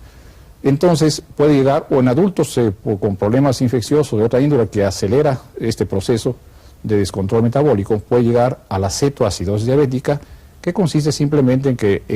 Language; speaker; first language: Spanish; native; Spanish